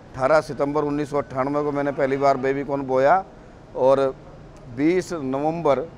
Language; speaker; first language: Hindi; native; Hindi